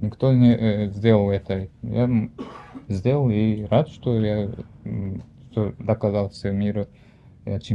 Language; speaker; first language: Russian; non-native, learner; Uzbek